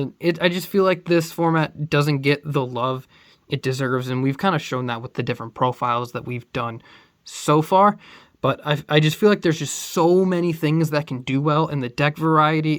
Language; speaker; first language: English; native; English